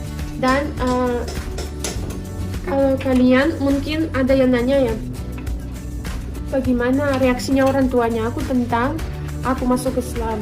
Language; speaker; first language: Indonesian; non-native, fluent; Russian